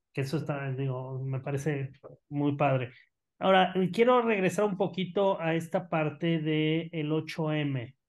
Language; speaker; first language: Spanish; native; Spanish